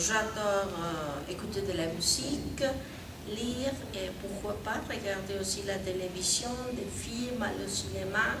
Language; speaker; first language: French; non-native, fluent; Spanish